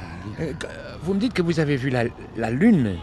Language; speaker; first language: French; native; French